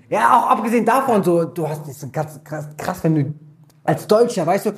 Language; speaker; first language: German; native; German